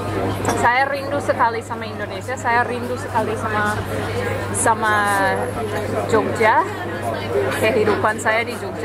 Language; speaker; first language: Indonesian; non-native, fluent; English